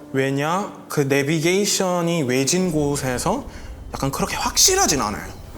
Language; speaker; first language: Korean; non-native, fluent; English